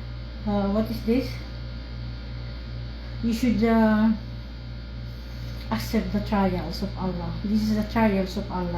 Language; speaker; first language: English; non-native, learner; Filipino